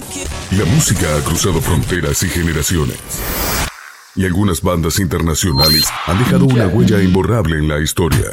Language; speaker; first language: Spanish; native; Spanish